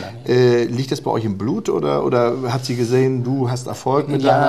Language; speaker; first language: German; native; German